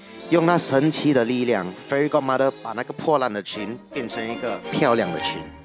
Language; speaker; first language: Chinese; native; Chinese